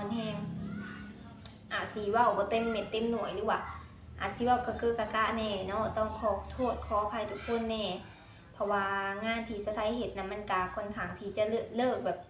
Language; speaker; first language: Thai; non-native, local second language; Lao